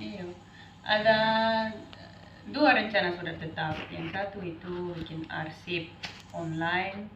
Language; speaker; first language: Indonesian; non-native, fluent; Dutch